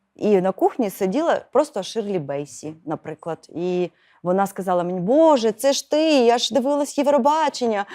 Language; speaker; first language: Ukrainian; non-native, local second language; Russian